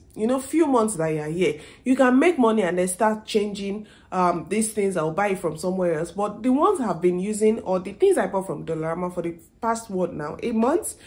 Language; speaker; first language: English; non-native, local second language; Yoruba